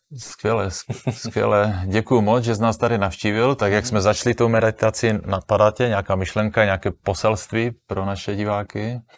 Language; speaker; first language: Czech; native; Czech